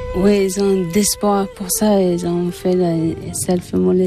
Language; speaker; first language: French; non-native, learner; Tibetan